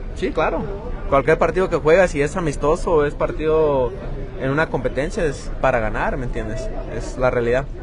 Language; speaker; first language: Spanish; early bilingual, heritage; Spanish